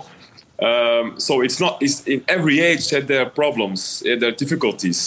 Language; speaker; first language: English; non-native, fluent; Dutch